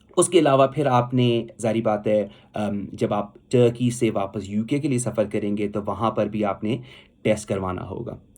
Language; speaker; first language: Urdu; non-native, local second language; Punjabi